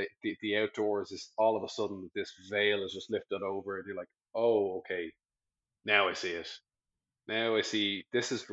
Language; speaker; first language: English; native; English